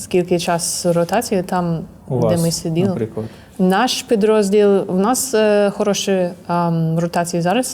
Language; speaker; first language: Ukrainian; non-native, learner; English